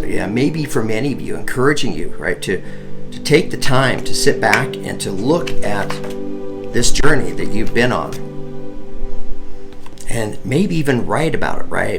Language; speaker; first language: English; native; English